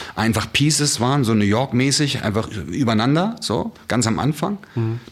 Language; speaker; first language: German; native; German